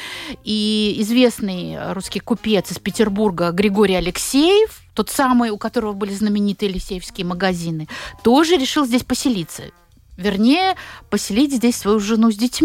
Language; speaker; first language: Russian; native; Russian